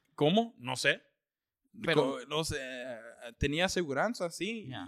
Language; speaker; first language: Spanish; early bilingual, heritage; Spanish